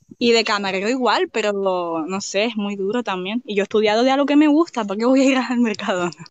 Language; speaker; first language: Spanish; native; Spanish